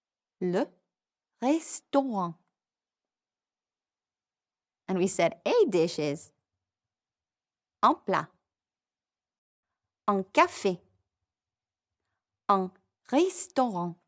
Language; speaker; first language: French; non-native, fluent; English